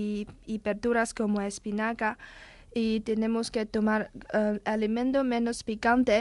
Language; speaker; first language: Spanish; non-native, learner; Chinese